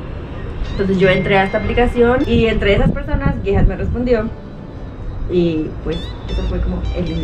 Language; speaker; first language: Spanish; native; Spanish